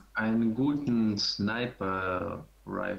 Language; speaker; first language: German; non-native, fluent; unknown